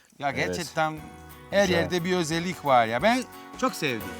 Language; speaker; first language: Turkish; non-native, fluent; Italian